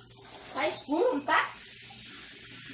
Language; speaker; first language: Portuguese; native; Portuguese